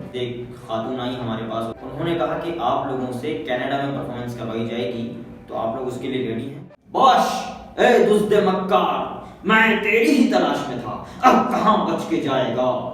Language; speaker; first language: Urdu; non-native, local second language; Kachhi